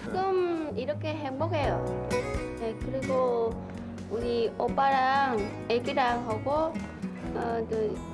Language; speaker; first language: Korean; non-native, learner; Vietnamese